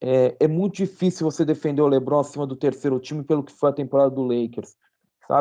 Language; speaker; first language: Portuguese; native; Portuguese